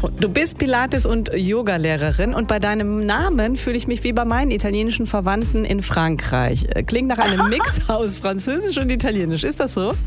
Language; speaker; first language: German; native; German